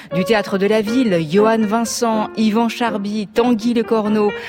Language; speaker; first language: French; native; French